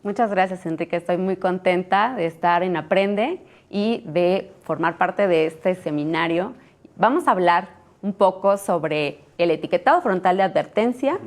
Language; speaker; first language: Spanish; native; Spanish